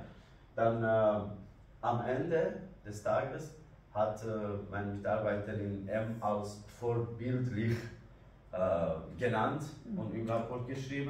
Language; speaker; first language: German; non-native, learner; Kurdish